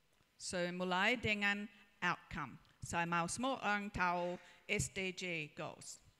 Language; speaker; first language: Indonesian; non-native, learner; English